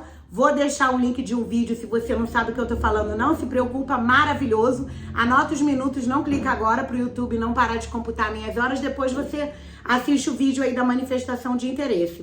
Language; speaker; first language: Portuguese; native; Portuguese